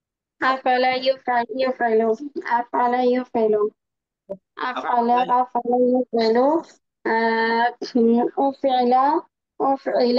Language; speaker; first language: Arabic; non-native, learner; Bangla